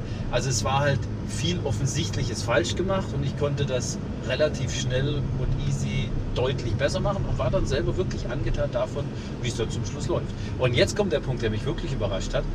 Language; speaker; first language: German; native; German